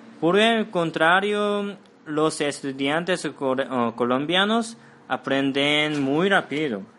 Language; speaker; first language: Spanish; non-native, fluent; Korean